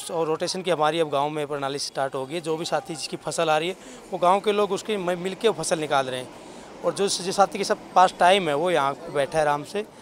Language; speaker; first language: Hindi; native; Hindi